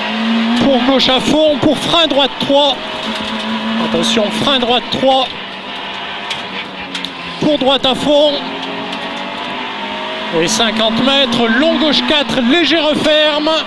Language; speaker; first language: French; native; French